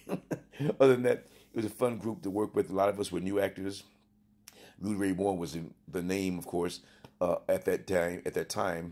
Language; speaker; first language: English; native; English